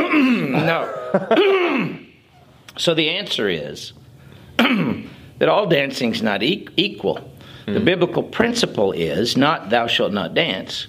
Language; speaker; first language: English; native; English